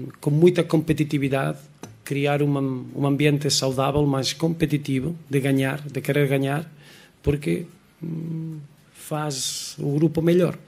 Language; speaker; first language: Portuguese; non-native, fluent; Spanish